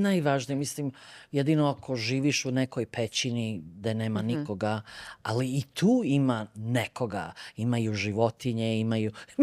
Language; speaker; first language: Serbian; early bilingual, other home language; Bosnian